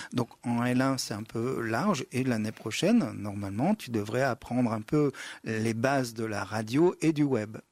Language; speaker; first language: French; native; French